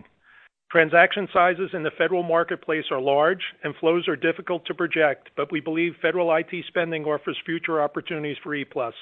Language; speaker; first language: English; native; English